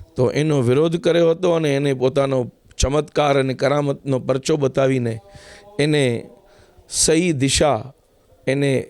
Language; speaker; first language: Gujarati; non-native, local second language; Sindhi